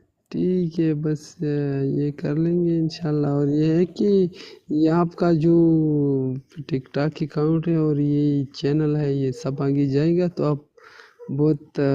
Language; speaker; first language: Hindi; non-native, local second language; Pashto